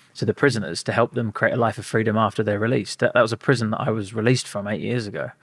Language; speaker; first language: English; native; English